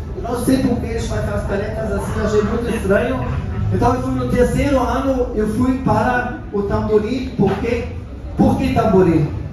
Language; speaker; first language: Portuguese; non-native, fluent; German